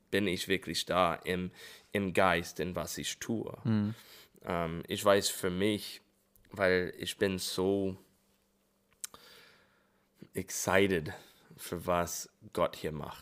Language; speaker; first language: German; non-native, learner; English